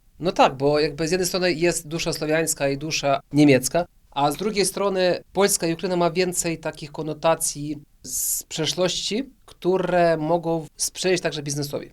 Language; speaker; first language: Polish; early bilingual, heritage; Polish